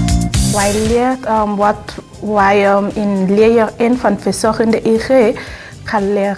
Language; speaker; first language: Dutch; non-native, learner; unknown